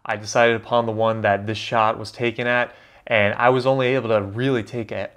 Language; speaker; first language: English; native; English